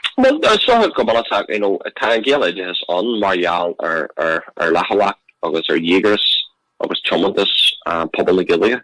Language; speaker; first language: Irish; non-native, local second language; English